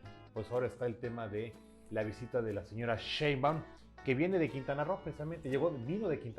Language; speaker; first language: Spanish; native; Spanish